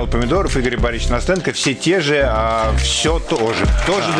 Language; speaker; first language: Russian; native; Russian